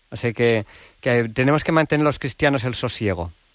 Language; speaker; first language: Spanish; native; Spanish